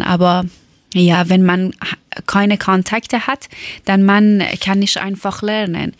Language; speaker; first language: German; non-native, learner; Persian